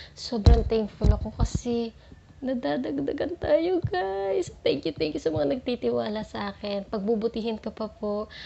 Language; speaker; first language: Filipino; native; Filipino